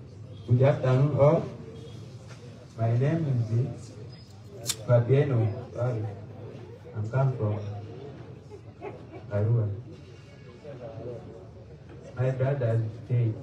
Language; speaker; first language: English; non-native, learner; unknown